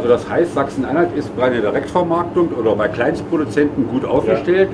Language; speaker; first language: German; native; German